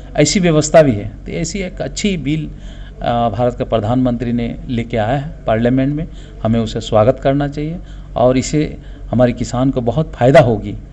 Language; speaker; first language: Hindi; non-native, local second language; Assamese